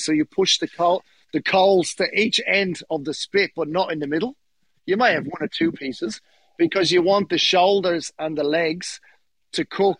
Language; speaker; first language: English; native; English